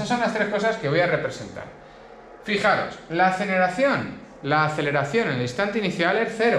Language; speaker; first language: Spanish; native; Spanish